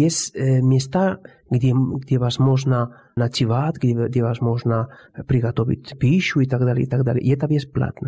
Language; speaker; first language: Russian; non-native, fluent; Spanish